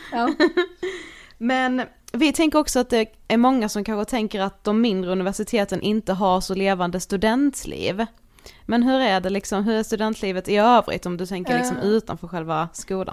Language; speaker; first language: Swedish; native; Swedish